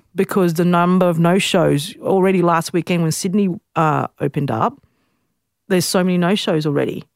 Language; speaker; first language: English; native; English